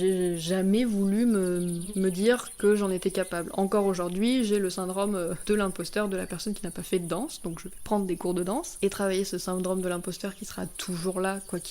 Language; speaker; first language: French; native; French